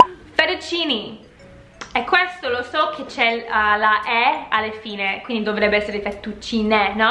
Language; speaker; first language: Italian; non-native, fluent; English